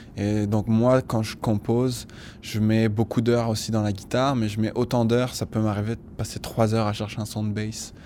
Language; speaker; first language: French; native; French